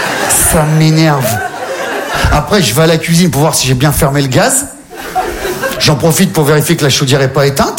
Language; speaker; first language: French; native; French